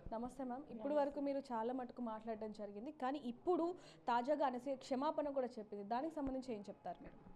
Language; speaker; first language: Telugu; native; Telugu